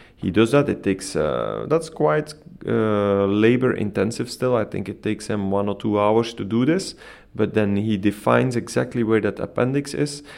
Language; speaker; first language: English; non-native, fluent; Dutch